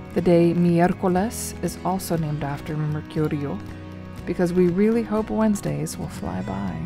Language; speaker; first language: English; native; English